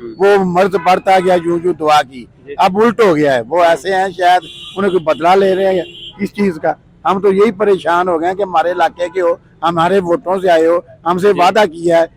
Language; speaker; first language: Urdu; non-native, local second language; Punjabi